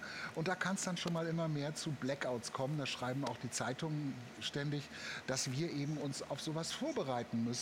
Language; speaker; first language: German; native; German